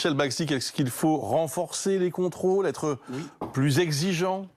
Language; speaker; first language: French; native; French